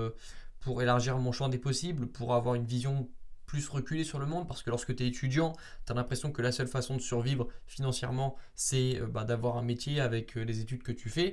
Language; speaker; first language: French; native; French